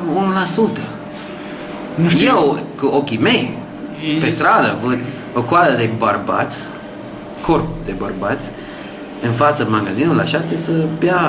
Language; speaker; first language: Romanian; non-native, learner; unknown